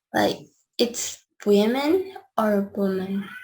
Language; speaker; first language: English; non-native, learner; Portuguese